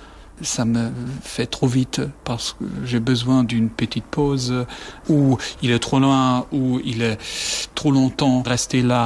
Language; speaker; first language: French; non-native, fluent; German